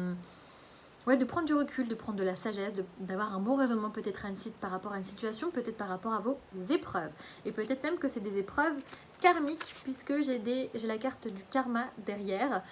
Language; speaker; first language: French; native; French